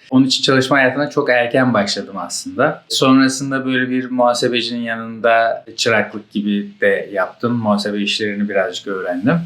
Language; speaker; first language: Turkish; native; Turkish